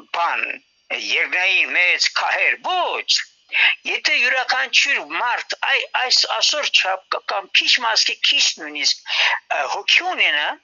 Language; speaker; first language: Armenian; early bilingual, heritage; Armenian